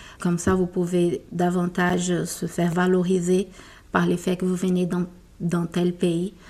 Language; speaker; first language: French; non-native, fluent; Portuguese